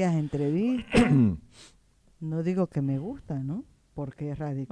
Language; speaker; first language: Spanish; native; Spanish